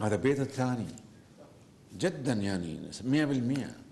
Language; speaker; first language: Arabic; non-native, learner; Urdu